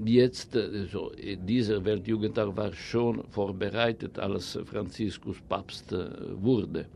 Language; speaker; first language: German; non-native, fluent; Italian